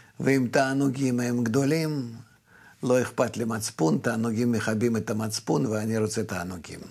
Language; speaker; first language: Hebrew; non-native, fluent; Russian